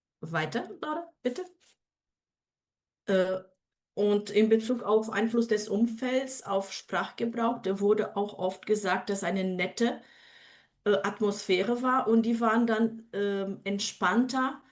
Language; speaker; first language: German; non-native, fluent; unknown